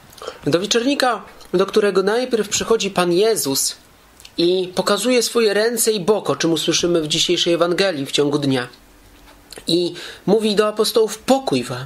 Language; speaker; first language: Polish; native; Polish